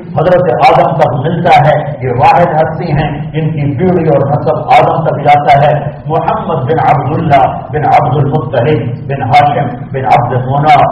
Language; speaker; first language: Urdu; non-native, local second language; Punjabi